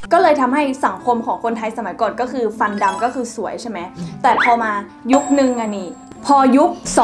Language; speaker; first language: Thai; native; Thai